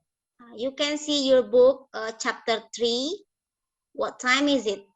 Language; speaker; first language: English; non-native, learner; Indonesian